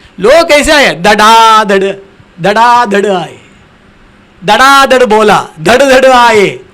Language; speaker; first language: Hindi; non-native, local second language; Tamil